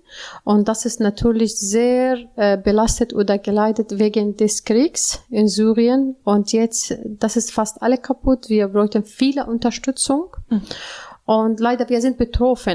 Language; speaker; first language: German; non-native, learner; Arabic